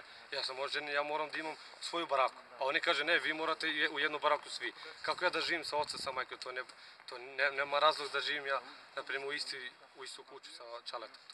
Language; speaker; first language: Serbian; non-native, local second language; Romany